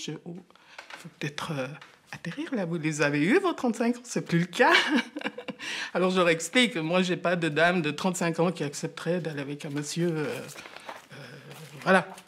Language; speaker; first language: French; native; French